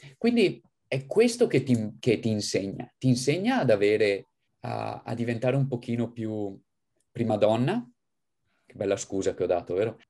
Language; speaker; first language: Italian; native; Italian